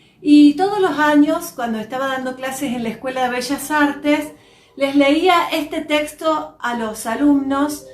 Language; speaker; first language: Spanish; native; Spanish